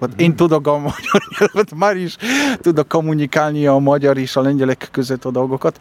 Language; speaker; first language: Hungarian; non-native, learner; Polish